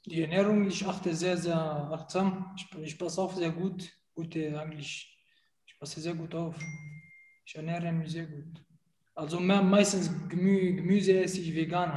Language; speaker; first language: German; non-native, fluent; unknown